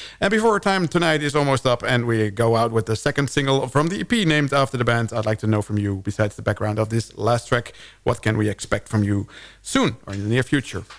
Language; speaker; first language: English; non-native, fluent; Dutch